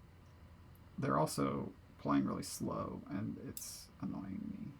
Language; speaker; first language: English; native; English